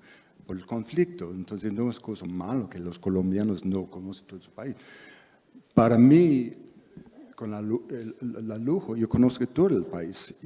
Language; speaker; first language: Spanish; non-native, fluent; English